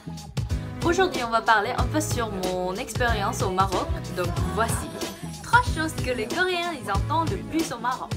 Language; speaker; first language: French; non-native, fluent; Korean